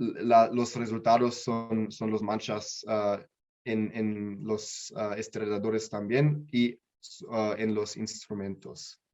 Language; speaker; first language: Spanish; non-native, learner; German